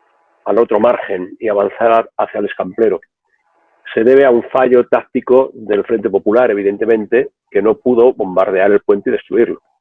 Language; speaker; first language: Spanish; native; Spanish